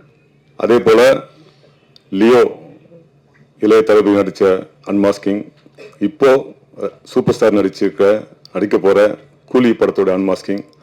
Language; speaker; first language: Tamil; native; Tamil